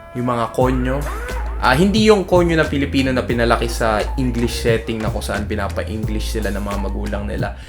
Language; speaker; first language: Filipino; native; Filipino